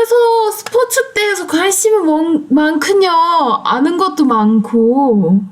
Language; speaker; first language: Korean; non-native, fluent; Turkish